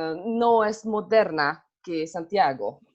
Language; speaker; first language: Spanish; non-native, learner; Hungarian